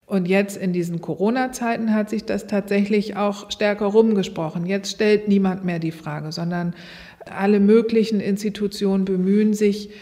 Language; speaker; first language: German; native; German